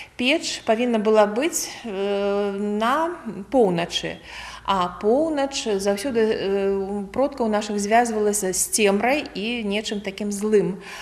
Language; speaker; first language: Belarusian; native; Belarusian